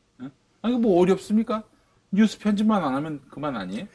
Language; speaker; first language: Korean; native; Korean